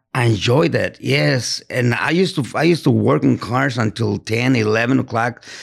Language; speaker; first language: English; non-native, fluent; Spanish